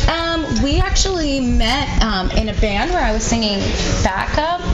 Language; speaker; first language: English; native; English